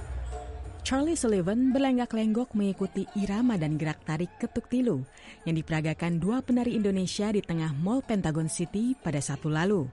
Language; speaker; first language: Indonesian; native; Indonesian